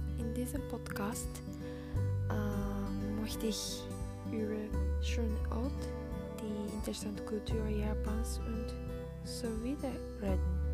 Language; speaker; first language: German; non-native, learner; Japanese